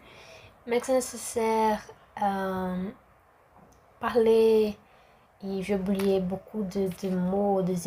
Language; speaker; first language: French; non-native, learner; Portuguese